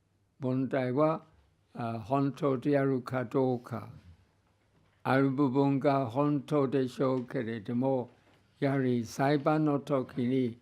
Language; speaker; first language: Japanese; non-native, fluent; English